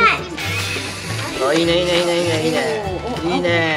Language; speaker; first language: Japanese; native; Japanese